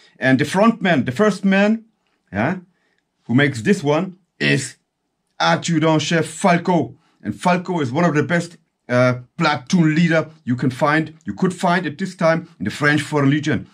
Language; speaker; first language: English; non-native, fluent; German